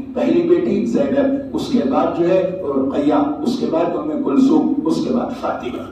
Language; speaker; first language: Urdu; native; Urdu